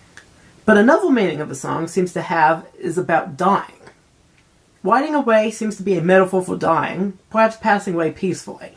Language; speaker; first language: English; native; English